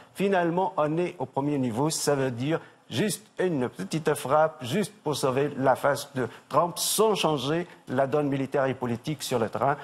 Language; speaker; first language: French; non-native, local second language; Arabic